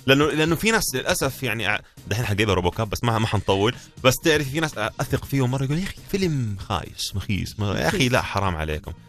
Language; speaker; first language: Arabic; native; Arabic